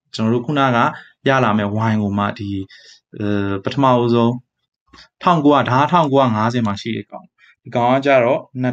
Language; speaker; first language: Burmese; native; Burmese